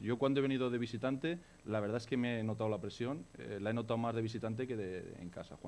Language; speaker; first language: Spanish; native; Spanish